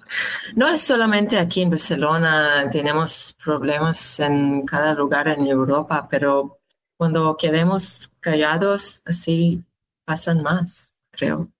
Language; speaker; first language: Spanish; non-native, learner; Hebrew